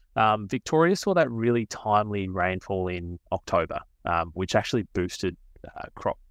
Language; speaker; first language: English; native; English